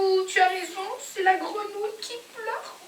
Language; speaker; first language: French; native; French